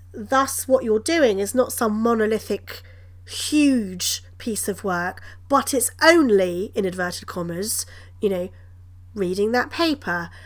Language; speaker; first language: English; native; English